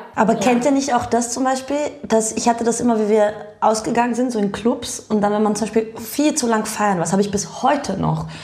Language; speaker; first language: German; early bilingual, other home language; Bulgarian